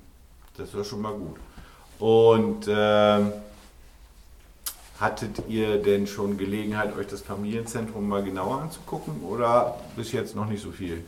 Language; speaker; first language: German; native; German